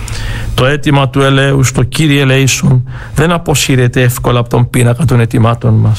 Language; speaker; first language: Greek; native; Greek